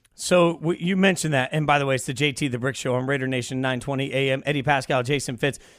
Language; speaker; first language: English; native; English